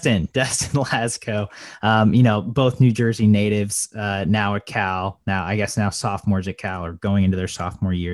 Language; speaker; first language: English; native; English